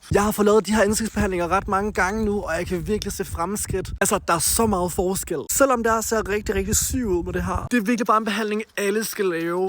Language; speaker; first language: Danish; early bilingual, other home language; Turkish